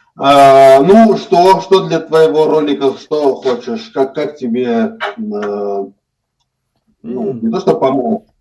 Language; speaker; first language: Russian; non-native, local second language; Armenian